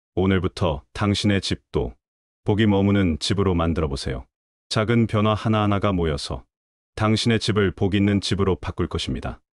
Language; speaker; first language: Korean; native; Korean